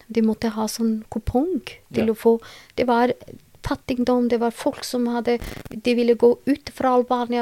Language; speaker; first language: Norwegian; non-native, learner; Albanian